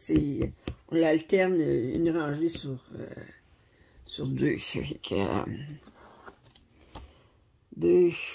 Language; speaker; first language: French; native; French